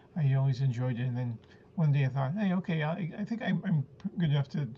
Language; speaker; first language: English; early bilingual, other home language; Spanish